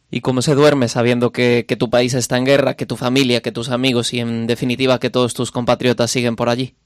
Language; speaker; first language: Spanish; native; Spanish